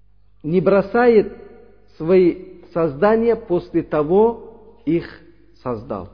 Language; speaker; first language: Russian; non-native, learner; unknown